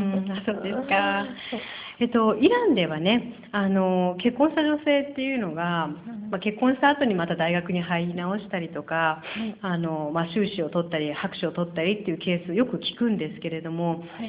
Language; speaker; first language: Japanese; native; Japanese